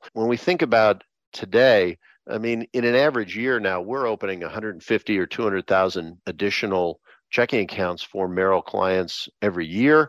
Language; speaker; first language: English; native; English